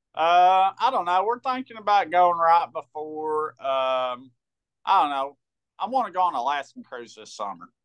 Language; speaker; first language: English; native; English